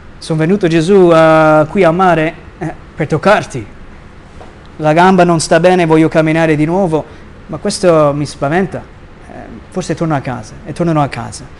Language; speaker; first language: Italian; non-native, fluent; English